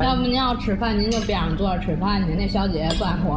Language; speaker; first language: Chinese; native; Chinese